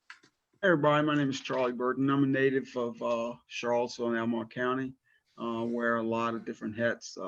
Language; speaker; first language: English; native; English